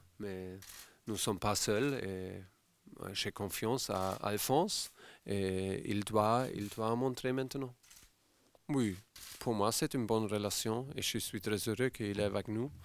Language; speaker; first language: French; non-native, fluent; German